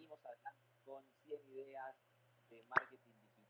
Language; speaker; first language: Spanish; native; Spanish